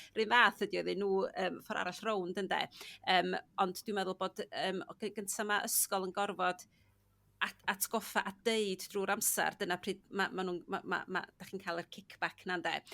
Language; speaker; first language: Welsh; native; Welsh